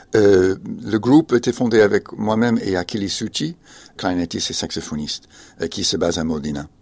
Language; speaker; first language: French; non-native, fluent; English